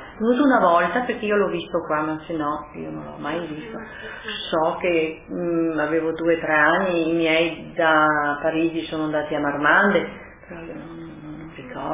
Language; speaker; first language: Italian; early bilingual, other home language; French